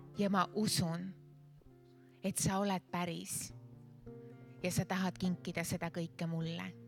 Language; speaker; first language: Estonian; native; Estonian